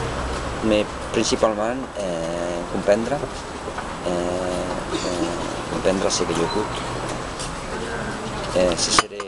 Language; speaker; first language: French; non-native, learner; Spanish